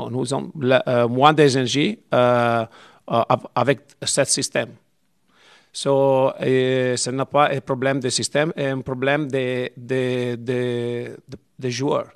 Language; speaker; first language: French; non-native, learner; Italian